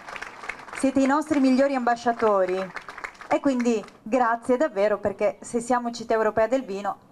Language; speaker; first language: Italian; native; Italian